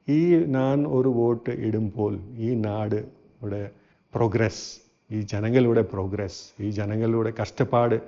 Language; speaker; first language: Malayalam; non-native, fluent; Hindi